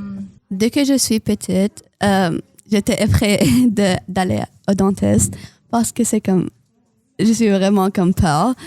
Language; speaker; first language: French; non-native, local second language; Arabic